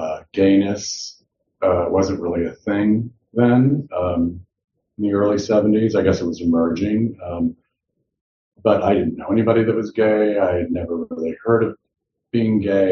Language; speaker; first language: English; native; English